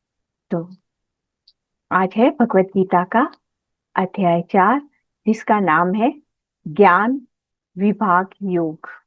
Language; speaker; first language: Hindi; native; Hindi